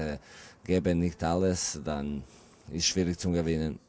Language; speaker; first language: German; non-native, learner; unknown